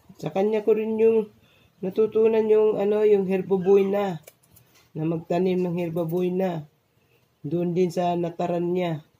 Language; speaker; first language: Filipino; non-native, local second language; Cebuano